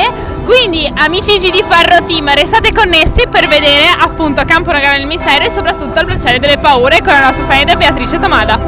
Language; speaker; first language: Italian; native; Italian